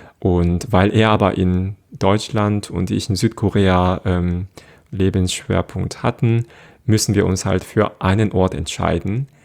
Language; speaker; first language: German; non-native, fluent; Korean